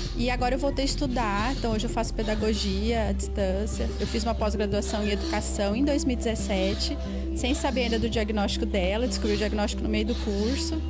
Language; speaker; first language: Portuguese; native; Portuguese